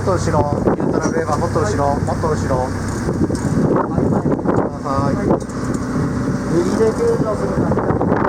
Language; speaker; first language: Japanese; native; Japanese